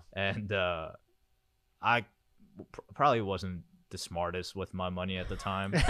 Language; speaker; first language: English; early bilingual, other home language; Korean